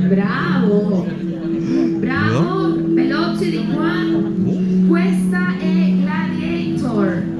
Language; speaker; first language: Italian; non-native, fluent; Spanish